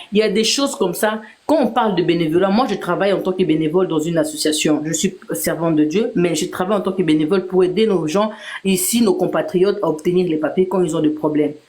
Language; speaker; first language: French; non-native, local second language; Lingala